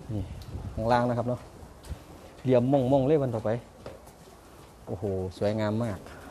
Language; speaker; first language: Thai; native; Thai